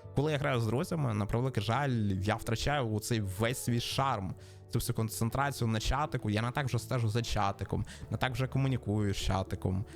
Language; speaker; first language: Ukrainian; native; Ukrainian